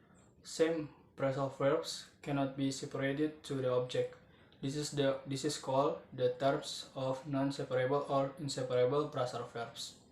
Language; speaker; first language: English; non-native, learner; Indonesian